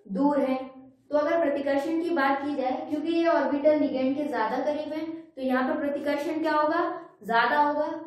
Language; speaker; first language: Hindi; native; Hindi